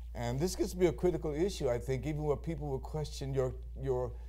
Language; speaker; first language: English; native; English